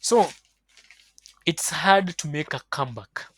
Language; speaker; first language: English; non-native, local second language; Swahili